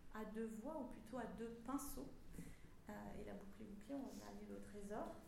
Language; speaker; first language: French; native; French